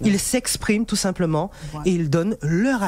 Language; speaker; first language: French; native; French